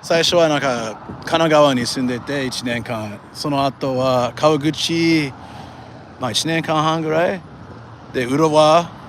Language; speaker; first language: Japanese; non-native, learner; English